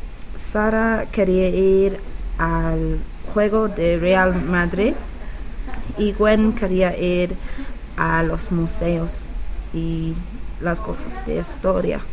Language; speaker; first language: Spanish; non-native, learner; English